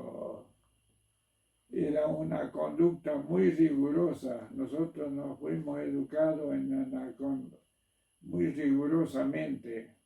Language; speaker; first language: Spanish; non-native, local second language; German